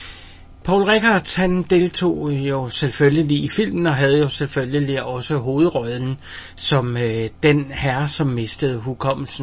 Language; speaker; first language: Danish; native; Danish